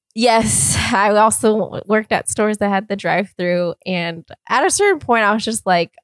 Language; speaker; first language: English; early bilingual, other home language; Cantonese